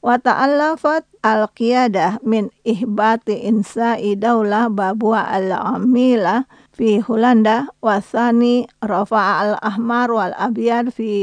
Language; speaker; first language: Arabic; non-native, learner; Indonesian